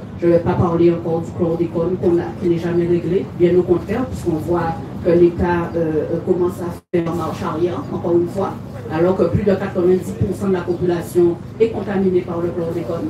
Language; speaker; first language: French; native; French